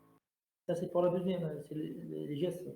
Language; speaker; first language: French; non-native, local second language; Arabic